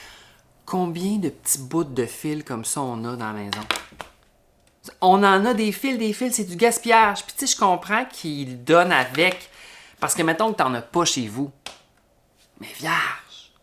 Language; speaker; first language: French; native; French